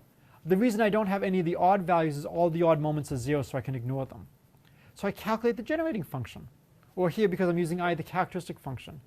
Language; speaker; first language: English; native; English